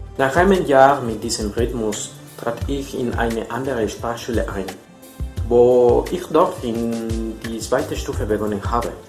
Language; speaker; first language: German; non-native, fluent; Spanish